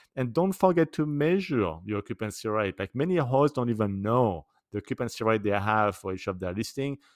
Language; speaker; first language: English; non-native, fluent; French